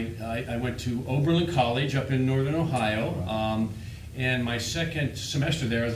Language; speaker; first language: English; native; English